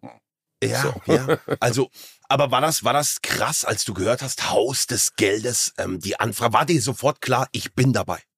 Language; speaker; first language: German; native; German